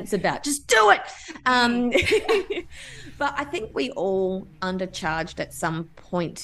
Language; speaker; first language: English; native; English